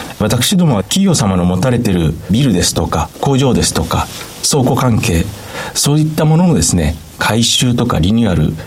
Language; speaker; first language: Japanese; native; Japanese